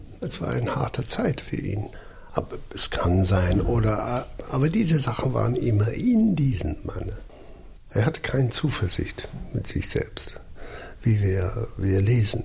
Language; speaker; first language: German; non-native, fluent; English